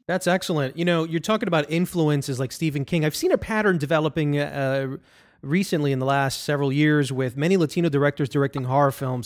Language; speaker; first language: English; early bilingual, other home language; Spanish